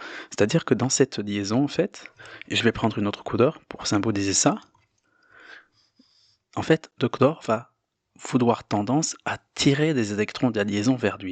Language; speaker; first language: French; native; French